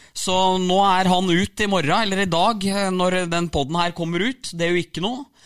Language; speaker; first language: Norwegian; native; Norwegian